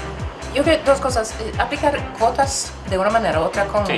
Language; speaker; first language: Spanish; non-native, fluent; Swedish